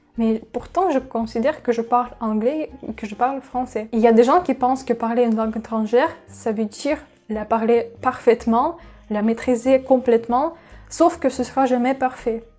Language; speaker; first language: French; non-native, fluent; Russian